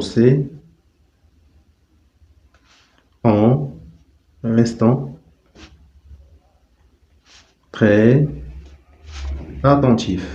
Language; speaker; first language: French; non-native, local second language; Arabic